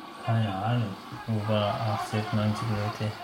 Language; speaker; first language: German; non-native, learner; Persian